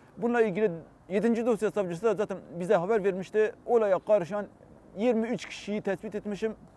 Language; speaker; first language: Turkish; non-native, local second language; Kurdish